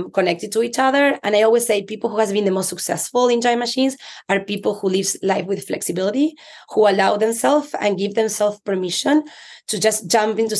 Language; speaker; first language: English; non-native, fluent; Spanish